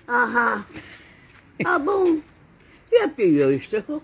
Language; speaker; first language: Dutch; non-native, local second language; Sranan Tongo